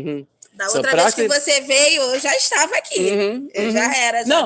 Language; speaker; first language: Portuguese; native; Portuguese